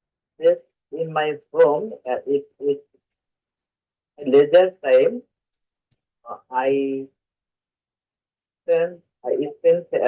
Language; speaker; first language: English; non-native, learner; Bangla